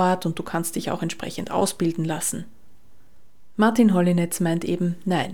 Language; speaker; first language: German; native; German